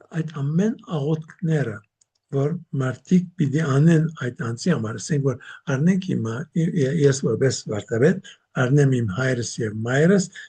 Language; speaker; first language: Armenian; early bilingual, heritage; Armenian